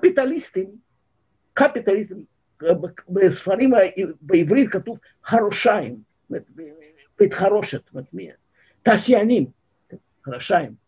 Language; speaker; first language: Hebrew; non-native, fluent; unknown